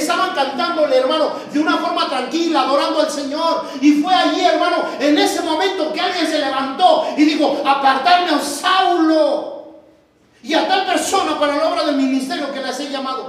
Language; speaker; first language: Spanish; native; Spanish